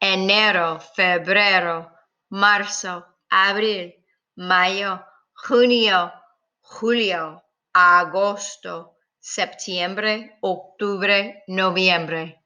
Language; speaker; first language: Spanish; non-native, fluent; English